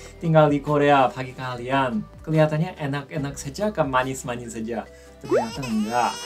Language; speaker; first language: Indonesian; non-native, fluent; Korean